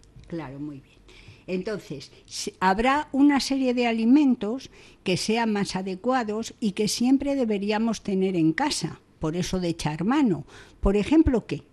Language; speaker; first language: Spanish; native; Spanish